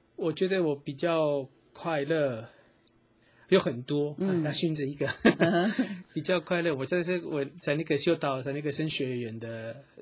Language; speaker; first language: Chinese; non-native, fluent; Spanish